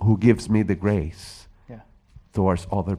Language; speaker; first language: English; non-native, fluent; Spanish